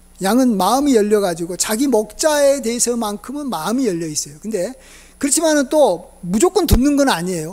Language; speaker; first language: Korean; native; Korean